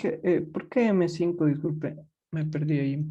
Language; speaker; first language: Spanish; native; Spanish